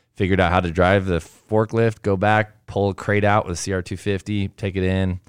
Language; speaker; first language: English; native; English